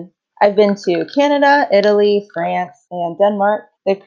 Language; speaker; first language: English; native; English